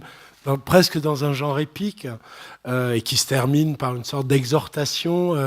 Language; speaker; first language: French; native; French